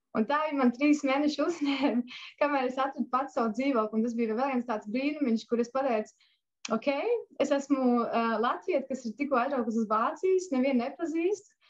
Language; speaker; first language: Latvian; native; Latvian